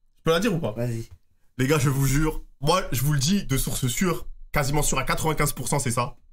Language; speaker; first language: French; native; French